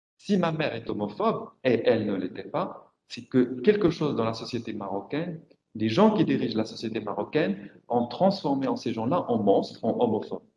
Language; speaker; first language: French; non-native, local second language; Arabic